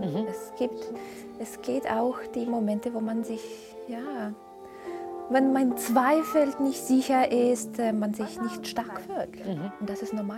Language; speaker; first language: German; non-native, fluent; Russian